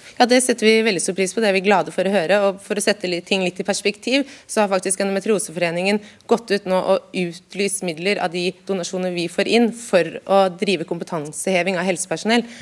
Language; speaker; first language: Norwegian; native; Norwegian